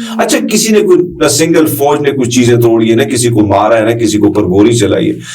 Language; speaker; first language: Urdu; non-native, local second language; Pashto